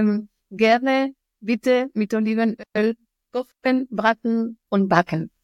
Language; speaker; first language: German; non-native, fluent; Spanish